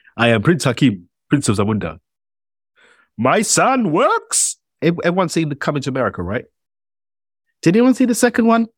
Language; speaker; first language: English; native; English